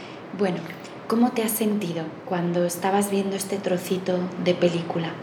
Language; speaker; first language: Spanish; native; Spanish